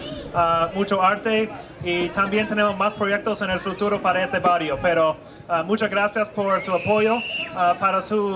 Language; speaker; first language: Spanish; non-native, fluent; English